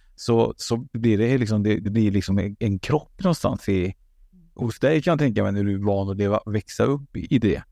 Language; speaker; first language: Swedish; native; Swedish